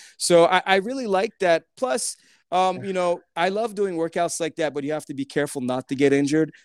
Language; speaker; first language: English; early bilingual, other home language; Turkish